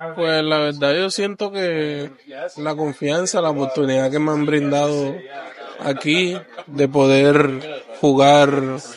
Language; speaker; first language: Spanish; native; Spanish